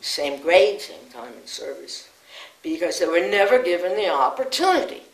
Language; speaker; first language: English; native; English